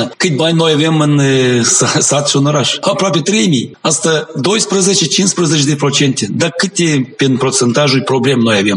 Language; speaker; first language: Romanian; non-native, local second language; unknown